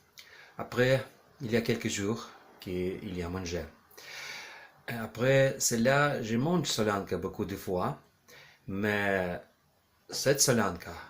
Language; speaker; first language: French; non-native, learner; Ukrainian